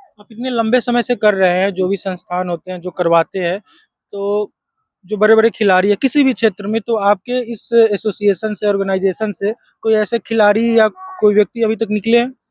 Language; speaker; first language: Hindi; native; Hindi